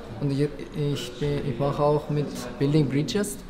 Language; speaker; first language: German; non-native, learner; Persian